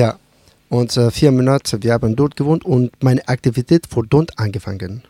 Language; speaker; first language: German; non-native, learner; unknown